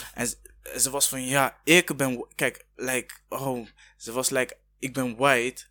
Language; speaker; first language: Dutch; early bilingual, other home language; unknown